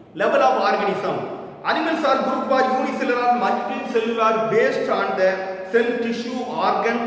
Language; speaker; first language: English; non-native, local second language; Tamil